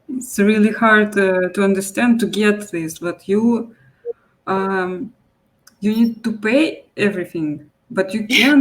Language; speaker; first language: English; non-native, local second language; Russian